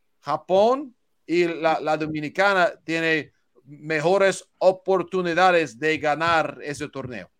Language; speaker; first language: Spanish; non-native, learner; English